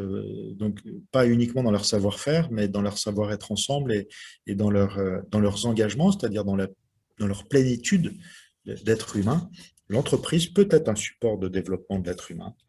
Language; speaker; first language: French; native; French